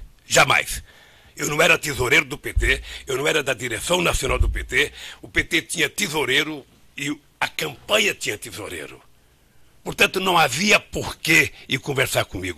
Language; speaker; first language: Portuguese; native; Portuguese